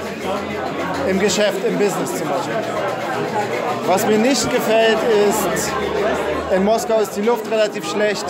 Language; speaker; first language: German; native; German